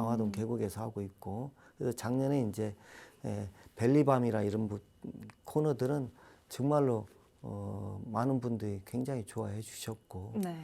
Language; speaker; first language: Korean; native; Korean